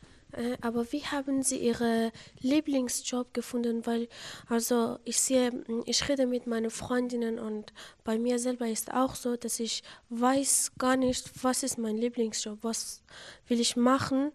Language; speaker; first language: German; non-native, learner; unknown